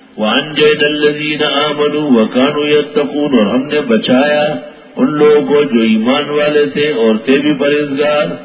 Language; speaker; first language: Urdu; non-native, local second language; Pashto